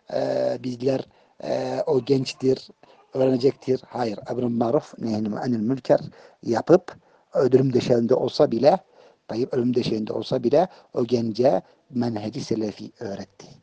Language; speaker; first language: Turkish; native; Turkish